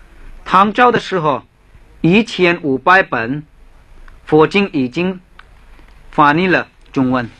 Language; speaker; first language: Chinese; non-native, fluent; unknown